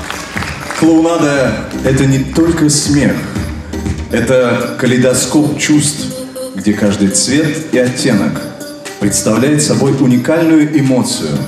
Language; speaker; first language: Russian; native; Russian